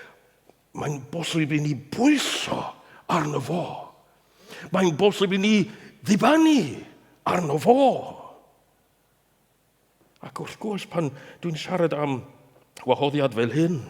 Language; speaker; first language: Welsh; non-native, fluent; English